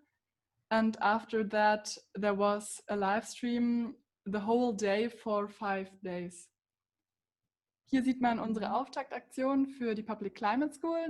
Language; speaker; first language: German; native; German